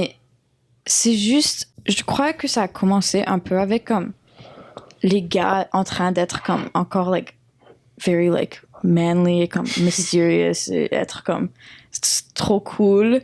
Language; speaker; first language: French; non-native, local second language; English